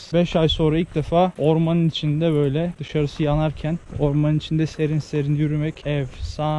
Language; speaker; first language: Turkish; native; Turkish